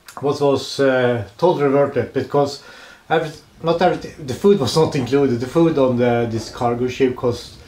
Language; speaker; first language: English; non-native, fluent; Swedish